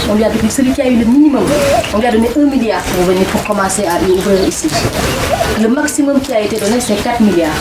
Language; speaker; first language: French; non-native, local second language; Wolof